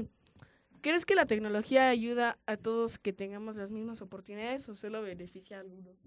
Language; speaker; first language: Spanish; native; Spanish